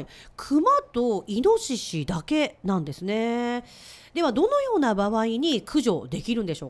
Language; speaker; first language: Japanese; native; Japanese